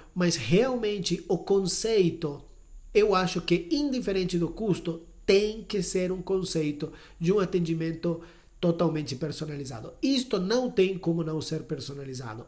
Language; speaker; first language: Portuguese; non-native, fluent; Spanish